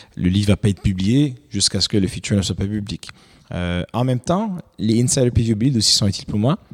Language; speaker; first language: French; non-native, fluent; Romanian